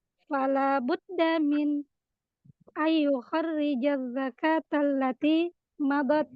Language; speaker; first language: Arabic; non-native, learner; Indonesian